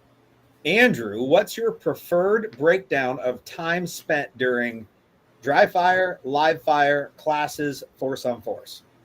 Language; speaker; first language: English; native; English